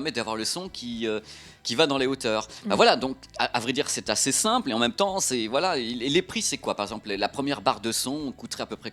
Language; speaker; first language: French; native; French